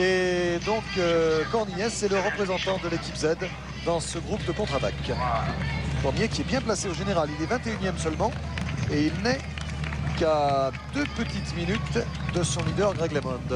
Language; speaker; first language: French; native; French